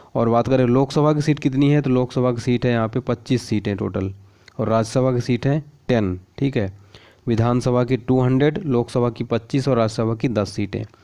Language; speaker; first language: Hindi; native; Hindi